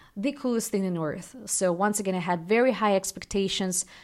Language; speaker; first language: English; non-native, fluent; Russian